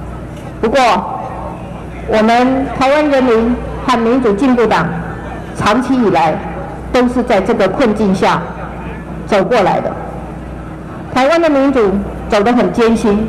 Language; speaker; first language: Chinese; native; Chinese